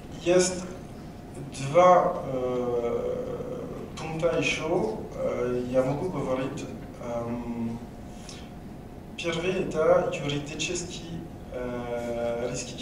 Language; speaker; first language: Russian; non-native, learner; French